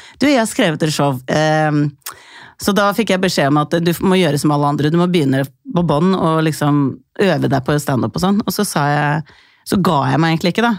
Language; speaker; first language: Norwegian; early bilingual, other home language; Icelandic